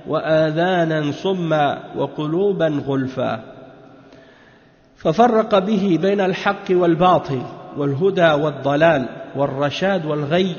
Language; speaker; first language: Arabic; non-native, fluent; French